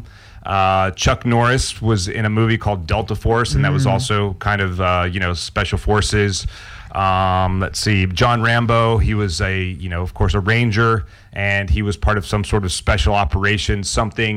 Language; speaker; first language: English; native; English